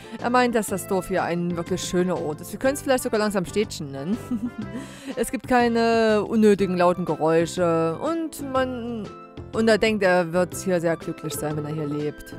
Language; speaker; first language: German; native; German